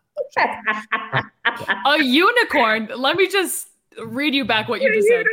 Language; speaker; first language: English; native; English